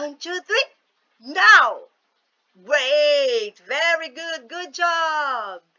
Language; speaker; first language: English; non-native, fluent; Portuguese